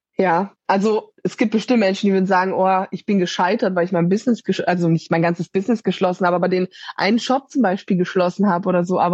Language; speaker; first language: German; native; German